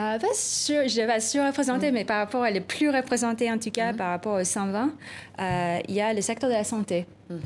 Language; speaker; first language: French; non-native, fluent; Filipino